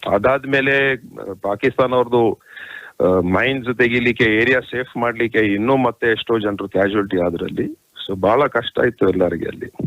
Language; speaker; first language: Kannada; non-native, local second language; Kodava